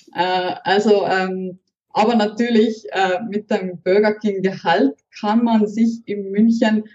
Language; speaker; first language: German; non-native, fluent; Estonian